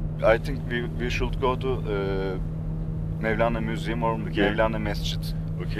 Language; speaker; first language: English; non-native, learner; Turkish